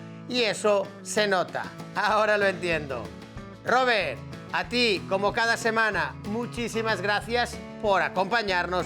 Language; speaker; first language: Spanish; native; Spanish